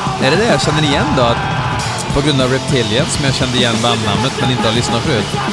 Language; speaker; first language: Swedish; native; Swedish